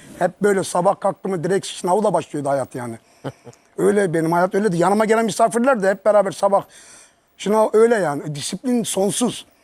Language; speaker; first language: Turkish; early bilingual, heritage; Turkish